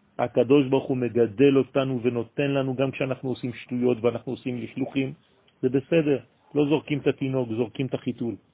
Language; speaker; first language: Hebrew; non-native, fluent; French